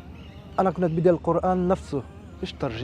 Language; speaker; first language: Arabic; non-native, fluent; French